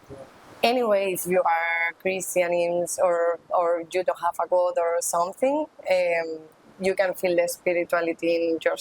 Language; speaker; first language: English; non-native, learner; Spanish